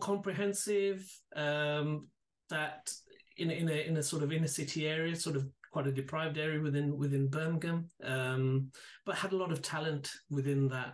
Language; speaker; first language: English; native; English